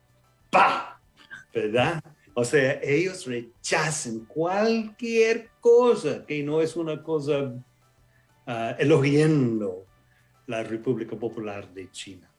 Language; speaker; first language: Spanish; non-native, fluent; English